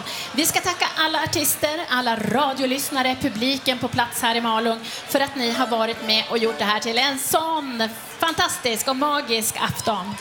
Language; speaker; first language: Swedish; native; Swedish